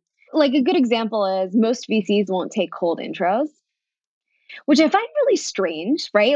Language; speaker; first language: English; early bilingual, other home language; Bangla